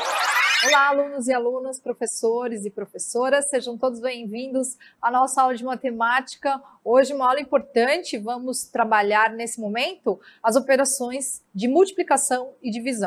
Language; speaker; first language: Portuguese; native; Portuguese